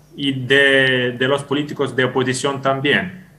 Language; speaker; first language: Spanish; non-native, fluent; Ukrainian